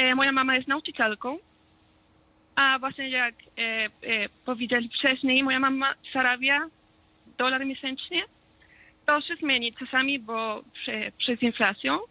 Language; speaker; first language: Polish; non-native, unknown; Spanish